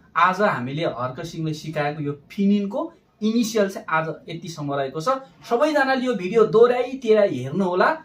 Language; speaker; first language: Nepali; native; Nepali